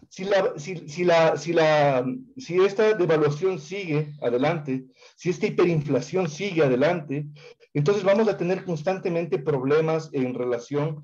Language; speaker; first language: Spanish; native; Spanish